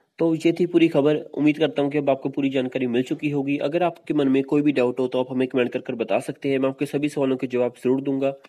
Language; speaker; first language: Hindi; non-native, local second language; Punjabi